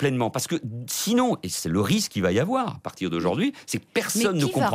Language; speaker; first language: French; early bilingual, other home language; Catalan